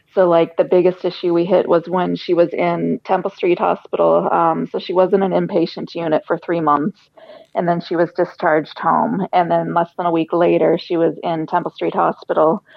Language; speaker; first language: English; native; English